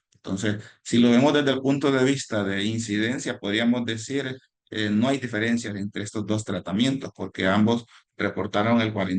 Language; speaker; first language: Spanish; native; Spanish